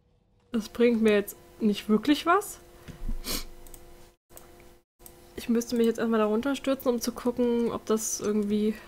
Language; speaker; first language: German; native; German